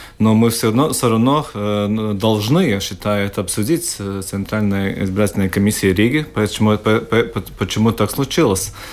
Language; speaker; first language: Russian; non-native, local second language; Latvian